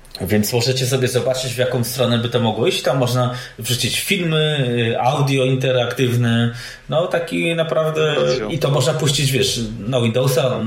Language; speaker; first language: Polish; native; Polish